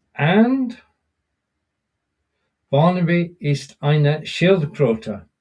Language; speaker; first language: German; non-native, learner; English